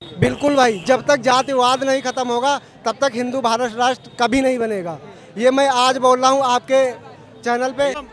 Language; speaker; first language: Hindi; native; Hindi